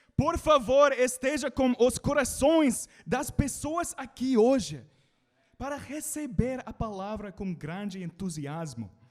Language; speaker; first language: Portuguese; non-native, learner; English